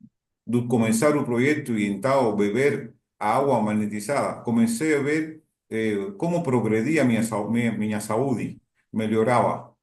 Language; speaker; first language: Portuguese; non-native, learner; Spanish